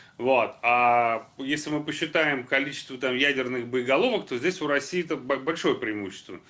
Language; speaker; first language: Russian; native; Russian